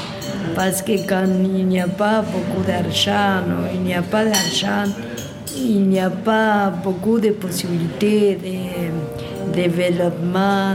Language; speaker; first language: French; non-native, learner; Spanish